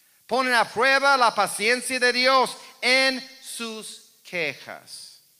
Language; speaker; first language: Spanish; non-native, fluent; English